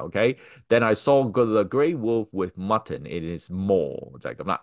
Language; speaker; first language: English; non-native, local second language; Cantonese